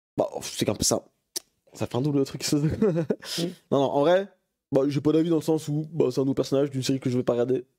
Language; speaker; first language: French; native; French